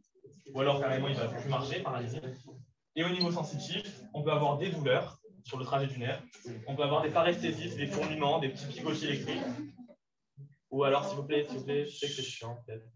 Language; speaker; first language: French; native; French